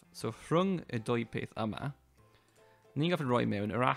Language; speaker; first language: Welsh; native; Welsh